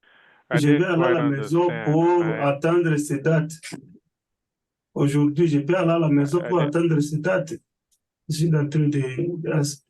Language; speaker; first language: French; non-native, learner; Swahili